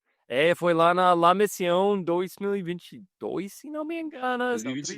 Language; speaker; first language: Portuguese; non-native, fluent; English